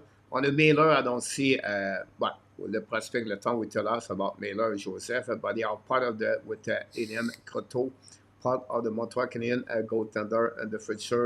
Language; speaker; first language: English; non-native, fluent; French